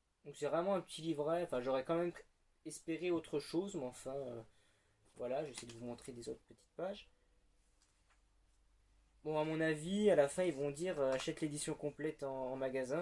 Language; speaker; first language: French; native; French